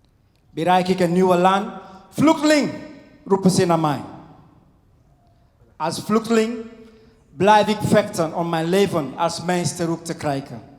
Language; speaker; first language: Dutch; non-native, fluent; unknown